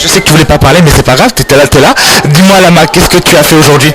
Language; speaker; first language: French; non-native, fluent; Arabic